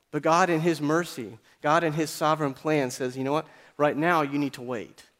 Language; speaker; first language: English; native; English